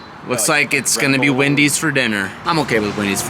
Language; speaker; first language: English; native; English